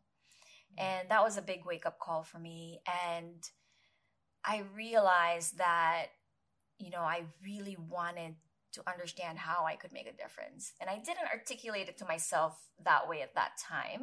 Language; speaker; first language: English; non-native, local second language; Filipino